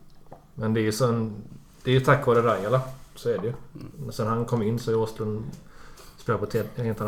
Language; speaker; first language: Swedish; native; Swedish